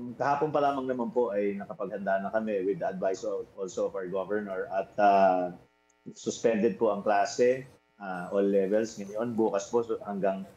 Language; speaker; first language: Filipino; native; Filipino